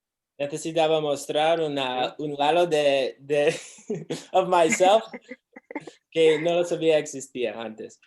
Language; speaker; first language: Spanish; non-native, learner; English